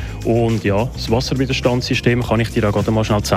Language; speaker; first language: German; native; German